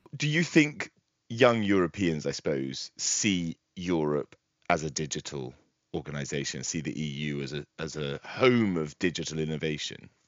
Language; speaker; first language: English; native; English